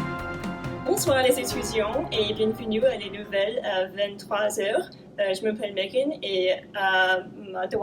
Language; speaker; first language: French; non-native, learner; English